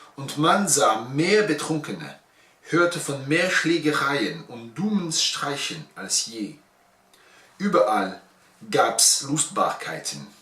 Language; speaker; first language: German; non-native, learner; French